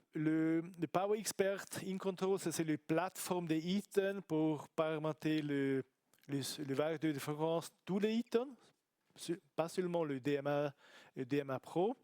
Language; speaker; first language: French; non-native, learner; Italian